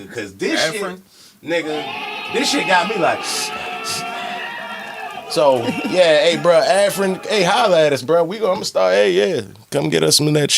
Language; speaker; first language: English; native; English